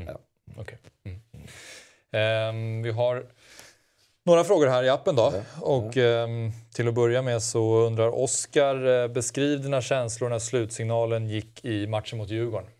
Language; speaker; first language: Swedish; native; Swedish